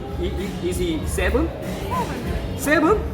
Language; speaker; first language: English; non-native, learner; Korean